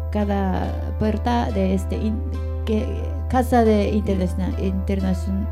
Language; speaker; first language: Spanish; non-native, fluent; Japanese